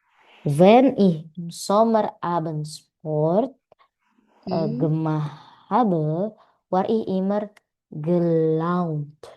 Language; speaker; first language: German; non-native, learner; Indonesian